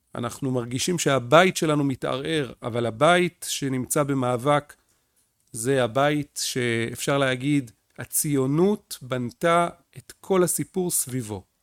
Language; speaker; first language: Hebrew; native; Hebrew